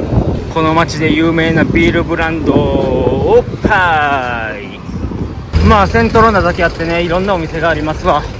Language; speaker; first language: Japanese; native; Japanese